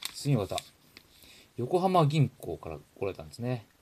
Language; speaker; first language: Japanese; native; Japanese